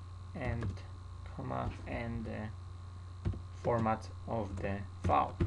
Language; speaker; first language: English; non-native, fluent; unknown